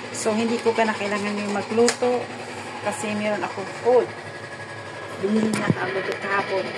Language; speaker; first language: Filipino; non-native, local second language; Cebuano